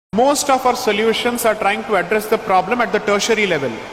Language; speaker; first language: English; non-native, local second language; Tamil